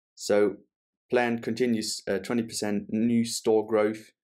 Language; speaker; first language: English; non-native, fluent; German